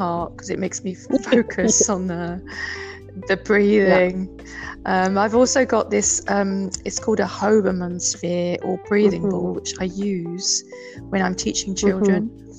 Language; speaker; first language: English; native; English